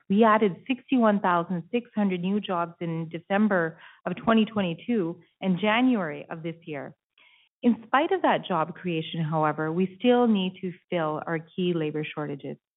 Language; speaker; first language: English; native; English